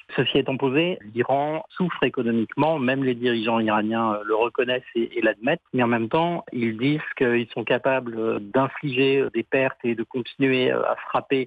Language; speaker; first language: French; native; French